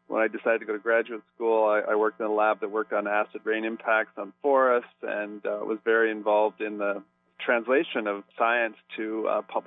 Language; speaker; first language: English; native; English